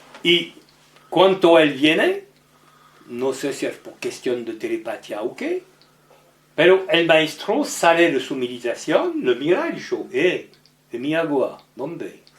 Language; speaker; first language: Spanish; non-native, learner; French